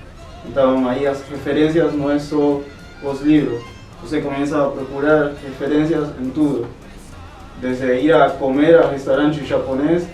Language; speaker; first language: Portuguese; non-native, fluent; Spanish